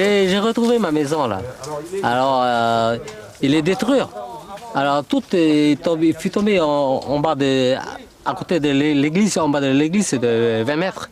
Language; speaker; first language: French; non-native, local second language; Vietnamese